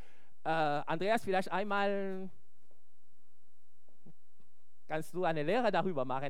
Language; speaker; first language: German; non-native, fluent; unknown